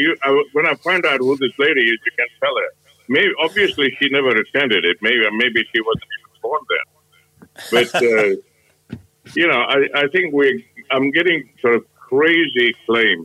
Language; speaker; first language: English; non-native, local second language; Tamil